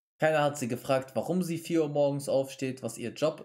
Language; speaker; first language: German; native; German